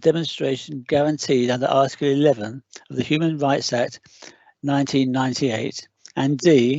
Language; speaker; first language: English; native; English